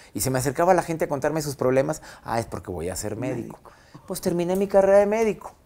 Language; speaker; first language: Spanish; native; Spanish